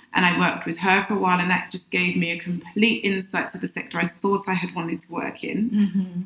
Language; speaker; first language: English; native; English